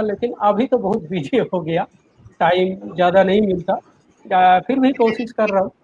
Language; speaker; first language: Hindi; non-native, local second language; Bangla